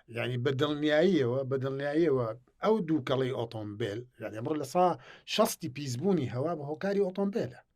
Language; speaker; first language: Central Kurdish; native; Central Kurdish